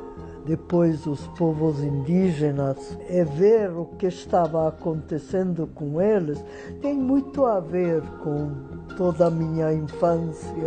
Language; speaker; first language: Portuguese; non-native, fluent; Hungarian